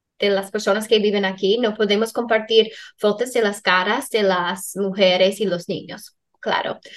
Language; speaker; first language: Spanish; non-native, fluent; English